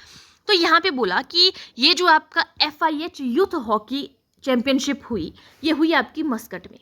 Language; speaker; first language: Hindi; native; Hindi